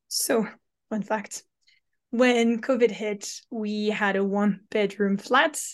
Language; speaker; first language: English; non-native, fluent; French